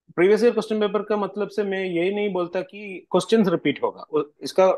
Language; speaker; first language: Hindi; non-native, local second language; Malayalam